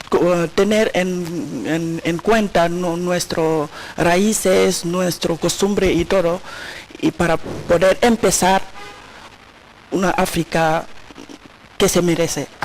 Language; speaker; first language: Spanish; non-native, learner; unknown